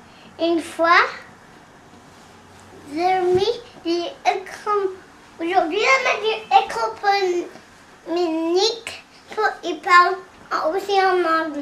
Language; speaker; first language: French; early bilingual, heritage; French